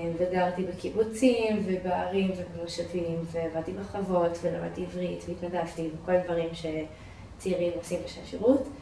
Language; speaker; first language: Hebrew; non-native, fluent; English